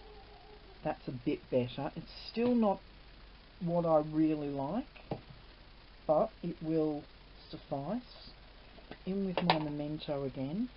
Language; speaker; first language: English; native; English